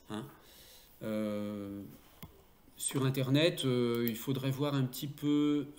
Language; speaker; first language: French; native; French